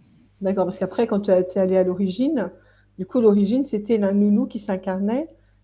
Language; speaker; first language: French; native; French